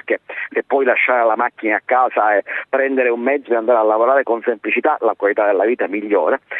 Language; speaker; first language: Italian; native; Italian